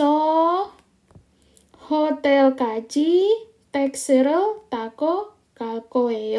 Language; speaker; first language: Korean; non-native, fluent; Indonesian